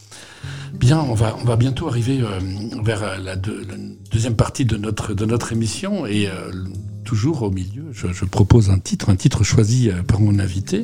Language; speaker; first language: French; native; French